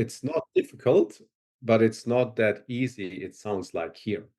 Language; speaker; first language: English; non-native, fluent; German